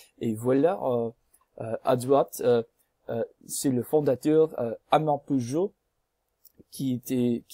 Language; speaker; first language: French; non-native, learner; English